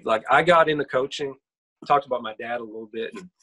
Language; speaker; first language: English; native; English